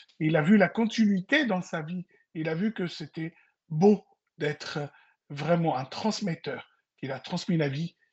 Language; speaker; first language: French; non-native, local second language; Arabic